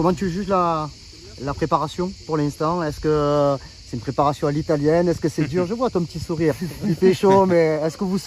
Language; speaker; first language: French; native; French